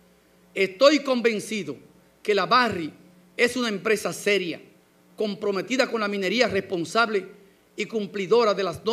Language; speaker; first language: Spanish; native; Spanish